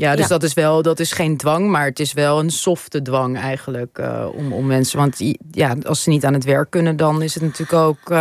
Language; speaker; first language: Dutch; native; Dutch